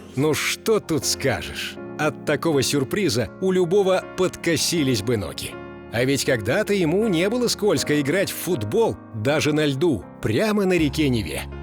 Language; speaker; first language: Russian; native; Russian